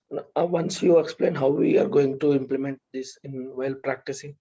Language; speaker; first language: English; non-native, local second language; Telugu